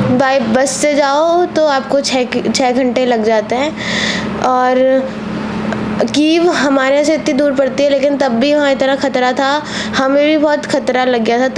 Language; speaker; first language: Hindi; native; Hindi